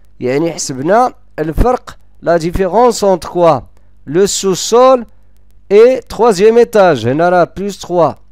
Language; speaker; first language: French; non-native, local second language; Arabic